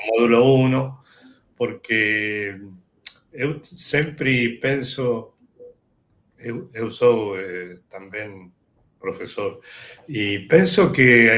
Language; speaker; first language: Portuguese; non-native, fluent; Spanish